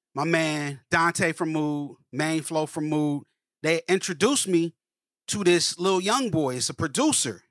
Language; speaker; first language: English; native; English